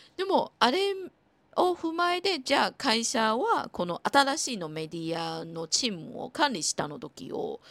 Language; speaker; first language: Japanese; non-native, fluent; Chinese